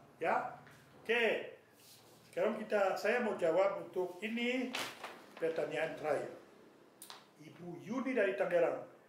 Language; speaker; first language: Indonesian; non-native, fluent; French